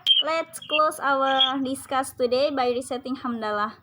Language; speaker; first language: English; non-native, learner; Indonesian